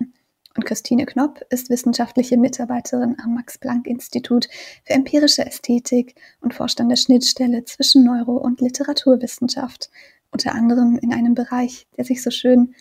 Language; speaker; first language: German; native; German